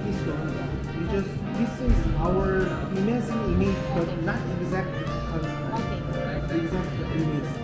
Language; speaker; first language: English; non-native, learner; Korean